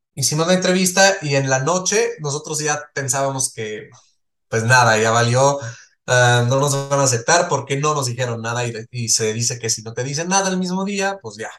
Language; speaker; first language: Spanish; non-native, fluent; Swiss German